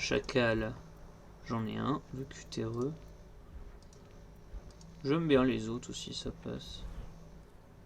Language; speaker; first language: French; native; French